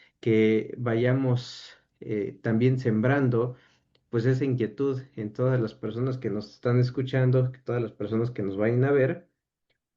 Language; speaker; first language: Spanish; native; Spanish